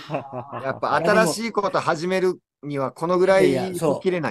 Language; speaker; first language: Japanese; native; Japanese